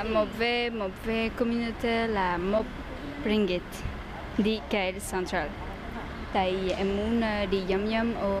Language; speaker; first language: Vietnamese; early bilingual, heritage; Vietnamese